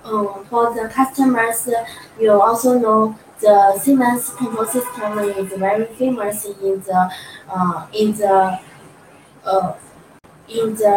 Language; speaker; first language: English; non-native, learner; Chinese